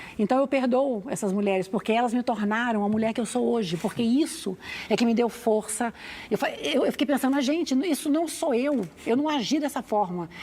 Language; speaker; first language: Portuguese; native; Portuguese